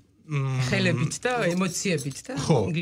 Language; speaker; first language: Georgian; native; Georgian